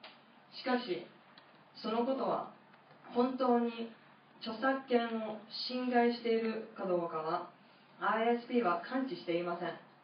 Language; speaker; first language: Japanese; non-native, fluent; English